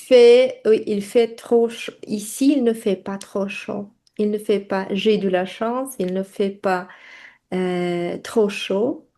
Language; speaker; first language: French; non-native, fluent; Russian